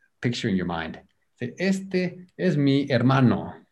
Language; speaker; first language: Spanish; native; Spanish